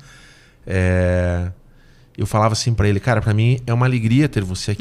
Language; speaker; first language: Portuguese; native; Portuguese